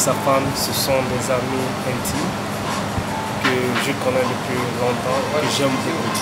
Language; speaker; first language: French; non-native, fluent; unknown